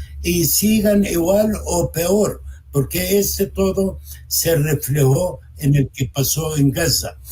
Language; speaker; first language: Spanish; non-native, fluent; Arabic